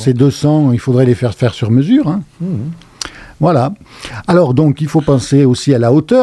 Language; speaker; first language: French; native; French